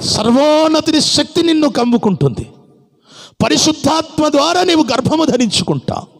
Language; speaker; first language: Telugu; non-native, local second language; Odia